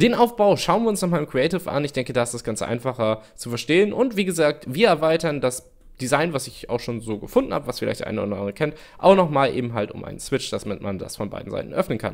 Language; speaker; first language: German; native; German